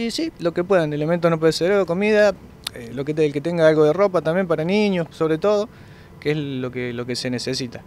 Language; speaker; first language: Spanish; native; Spanish